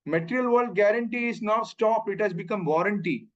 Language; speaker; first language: English; non-native, local second language; Malayalam